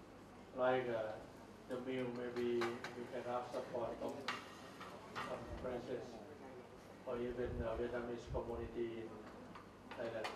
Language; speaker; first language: English; non-native, learner; Thai